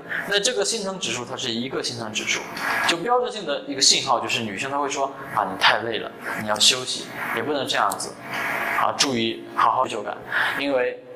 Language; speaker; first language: Chinese; native; Chinese